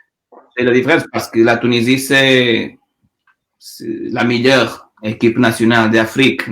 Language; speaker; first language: French; non-native, learner; Portuguese